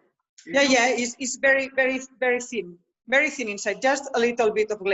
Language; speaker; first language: English; non-native, learner; Spanish